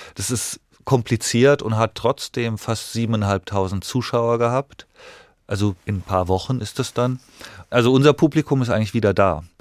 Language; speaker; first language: German; native; German